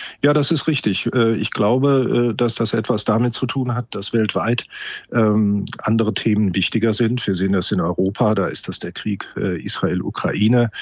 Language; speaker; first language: German; native; German